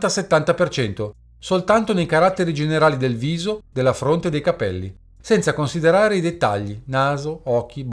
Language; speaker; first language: Italian; native; Italian